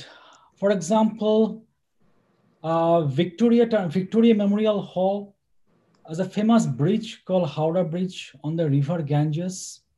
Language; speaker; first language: English; non-native, local second language; Bangla